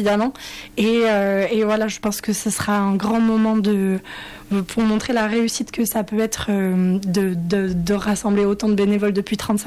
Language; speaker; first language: French; native; French